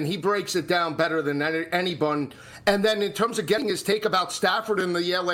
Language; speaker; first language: English; native; English